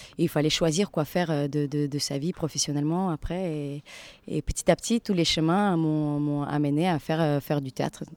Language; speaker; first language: French; non-native, fluent; Russian